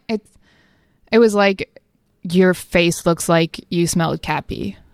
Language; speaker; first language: English; native; English